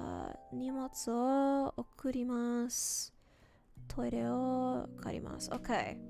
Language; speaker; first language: Japanese; non-native, learner; English